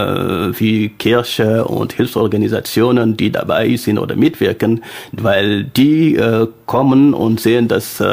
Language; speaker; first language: German; non-native, fluent; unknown